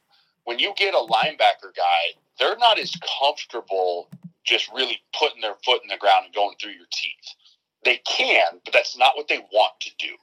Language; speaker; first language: English; native; English